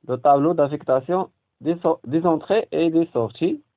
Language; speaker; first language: French; non-native, local second language; Arabic